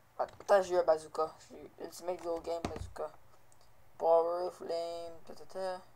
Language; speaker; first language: French; native; French